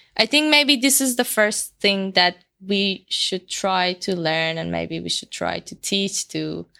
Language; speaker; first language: English; non-native, fluent; Persian